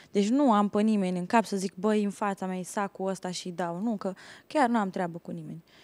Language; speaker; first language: Romanian; native; Romanian